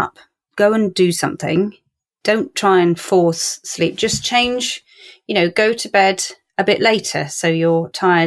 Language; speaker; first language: English; native; English